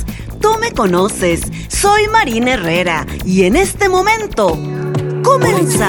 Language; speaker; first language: Spanish; native; Spanish